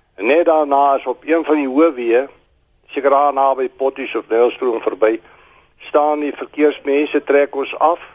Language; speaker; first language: Afrikaans; native; Afrikaans